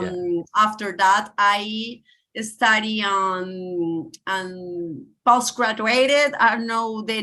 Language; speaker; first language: English; non-native, learner; Spanish